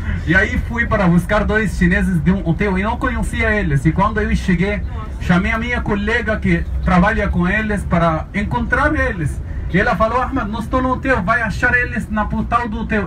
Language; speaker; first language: Portuguese; non-native, learner; Arabic